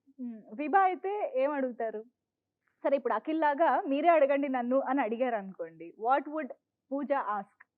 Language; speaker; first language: Telugu; native; Telugu